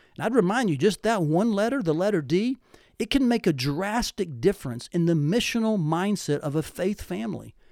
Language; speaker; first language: English; native; English